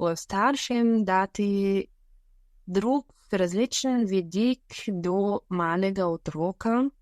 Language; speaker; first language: Slovenian; non-native, fluent; Bulgarian